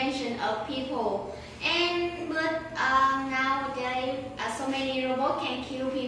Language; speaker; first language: English; non-native, learner; Vietnamese